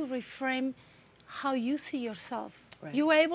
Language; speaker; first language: English; non-native, fluent; Spanish